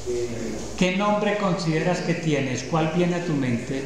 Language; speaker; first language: Spanish; native; Spanish